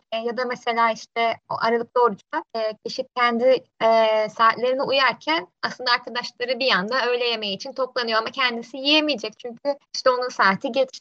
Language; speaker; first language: Turkish; native; Turkish